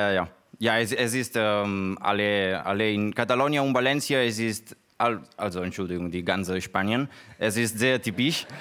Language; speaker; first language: German; non-native, learner; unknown